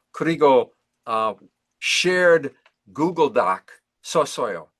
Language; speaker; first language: Korean; non-native, learner; English